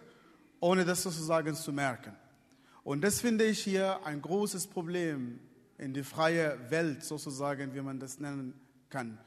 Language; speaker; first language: German; non-native, fluent; Arabic